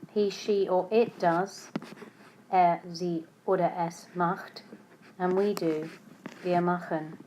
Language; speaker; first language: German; non-native, fluent; English